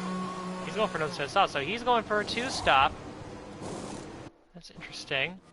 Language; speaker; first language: English; native; English